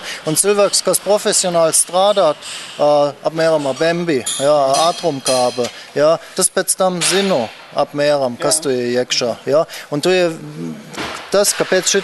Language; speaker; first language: Latvian; non-native, learner; German